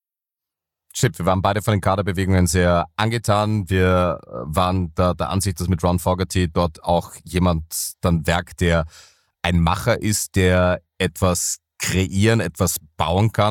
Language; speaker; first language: German; native; German